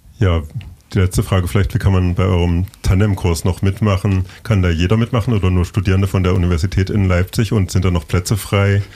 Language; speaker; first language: German; native; German